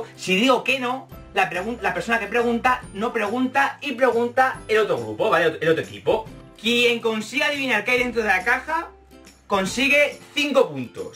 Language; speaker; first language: Spanish; native; Spanish